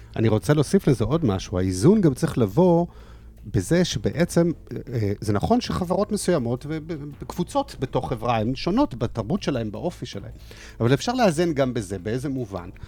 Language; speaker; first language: Hebrew; native; Hebrew